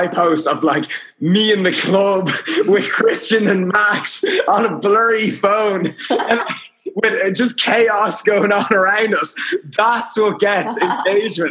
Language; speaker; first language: English; native; English